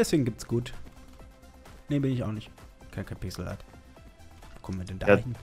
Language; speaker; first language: German; native; German